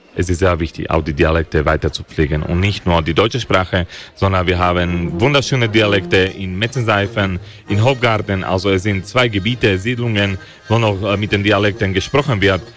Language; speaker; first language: German; non-native, local second language; Slovak